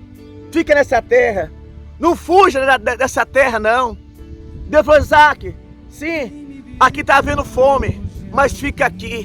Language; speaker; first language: Portuguese; native; Portuguese